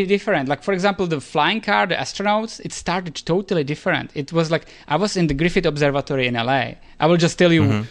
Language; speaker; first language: English; non-native, fluent; Czech